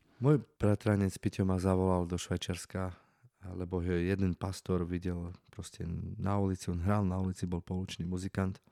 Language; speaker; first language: Slovak; non-native, local second language; Romany